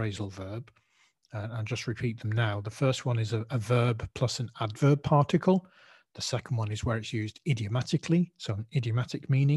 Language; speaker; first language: English; native; English